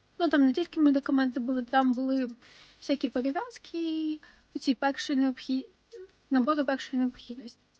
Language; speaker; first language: Ukrainian; native; Ukrainian